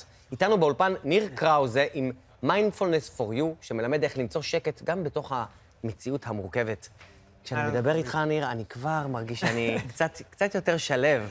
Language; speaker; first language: Hebrew; native; Hebrew